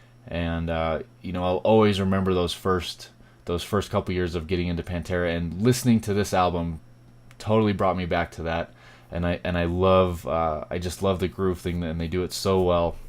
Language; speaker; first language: English; native; English